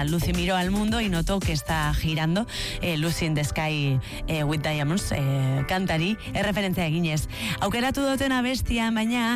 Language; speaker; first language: Basque; native; Basque